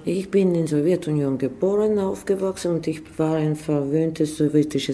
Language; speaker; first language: German; non-native, fluent; Georgian